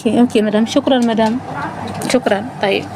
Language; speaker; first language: Arabic; non-native, learner; Amharic